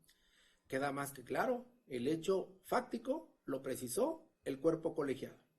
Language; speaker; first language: Spanish; native; Spanish